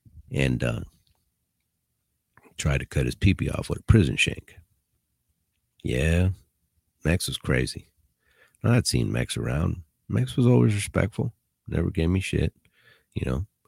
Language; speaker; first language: English; early bilingual, other home language; Spanish